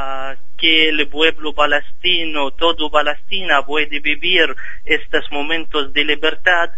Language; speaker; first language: Spanish; non-native, fluent; Arabic